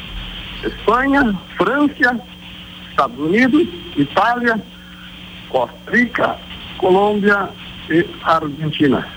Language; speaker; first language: Spanish; non-native, learner; Portuguese